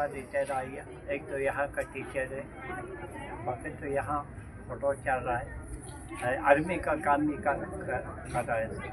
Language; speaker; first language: Hindi; non-native, local second language; Balti